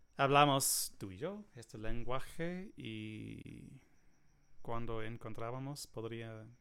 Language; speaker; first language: Spanish; non-native, learner; English